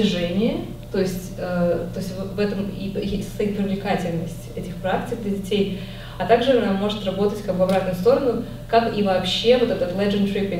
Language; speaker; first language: Russian; native; Russian